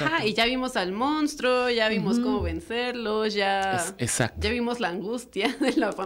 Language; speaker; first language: Spanish; native; Spanish